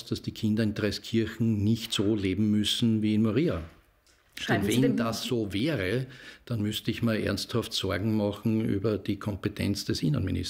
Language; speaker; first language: German; native; German